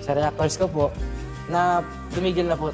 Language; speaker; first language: Filipino; native; Filipino